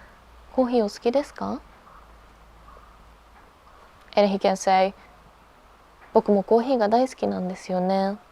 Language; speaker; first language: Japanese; early bilingual, heritage; Japanese